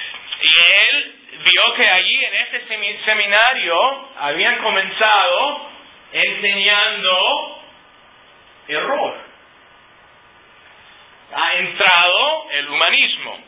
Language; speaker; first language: Spanish; non-native, fluent; English